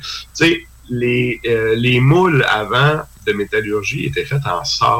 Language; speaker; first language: French; native; French